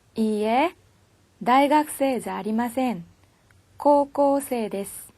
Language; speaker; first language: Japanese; non-native, fluent; Korean